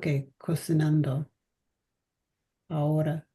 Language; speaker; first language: Spanish; non-native, learner; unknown